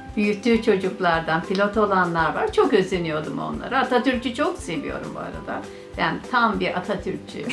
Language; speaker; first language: Turkish; native; Turkish